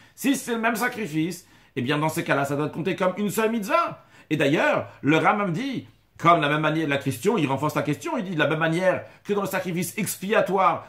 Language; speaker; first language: French; native; French